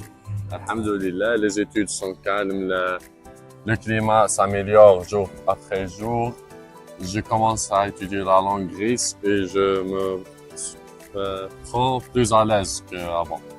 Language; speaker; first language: French; non-native, local second language; Arabic